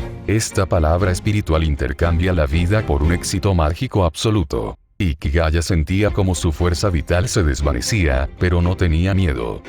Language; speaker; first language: Spanish; native; Spanish